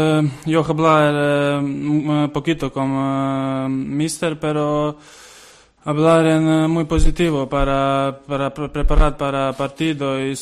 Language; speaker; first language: Spanish; non-native, learner; Serbian